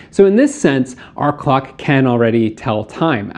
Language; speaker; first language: English; native; English